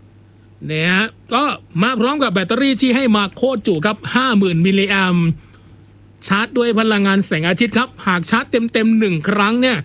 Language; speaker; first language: Thai; non-native, local second language; Northeastern Thai